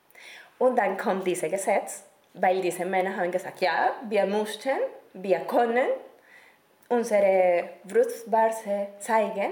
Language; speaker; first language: German; non-native, learner; Spanish